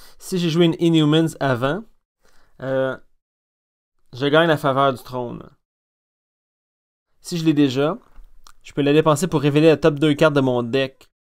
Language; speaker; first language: French; native; French